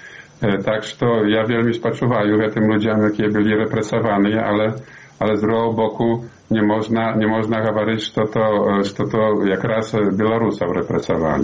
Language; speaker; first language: Polish; non-native, learner; Belarusian